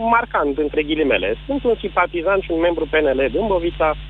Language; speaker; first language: Romanian; native; Romanian